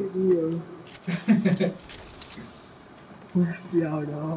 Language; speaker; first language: Spanish; native; Spanish